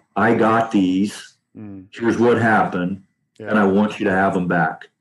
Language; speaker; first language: English; native; English